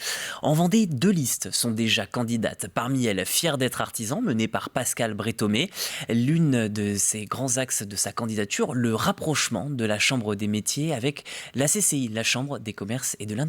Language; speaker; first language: French; native; French